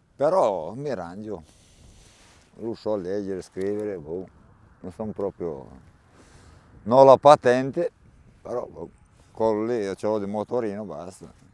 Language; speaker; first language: Italian; non-native, learner; Romanian